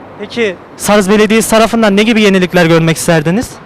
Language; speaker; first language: Turkish; native; Turkish